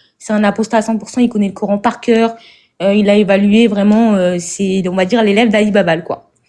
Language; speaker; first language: French; native; French